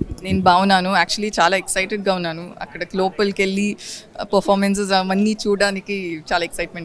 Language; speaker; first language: Telugu; non-native, local second language; Kodava